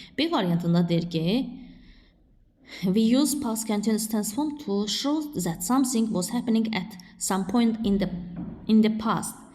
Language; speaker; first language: English; non-native, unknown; Azerbaijani